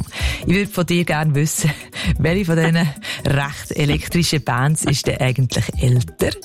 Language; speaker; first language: German; native; German